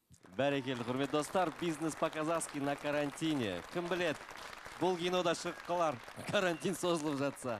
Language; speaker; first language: Kazakh; native; Kazakh